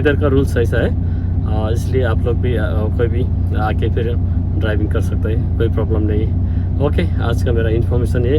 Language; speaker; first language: Hindi; non-native, learner; Nepali